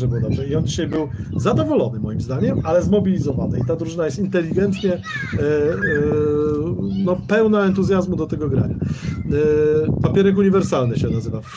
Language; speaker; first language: Polish; native; Polish